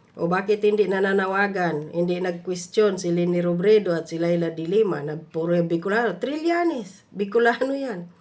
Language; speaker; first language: Filipino; non-native, local second language; Cebuano